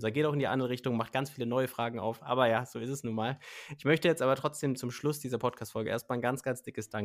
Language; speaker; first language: German; native; German